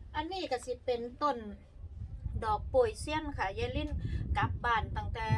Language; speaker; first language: Thai; native; Thai